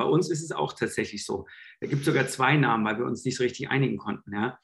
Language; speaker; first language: German; native; German